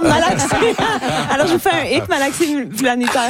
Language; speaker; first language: French; native; French